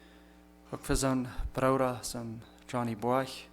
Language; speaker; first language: German; non-native, learner; Plautdietsch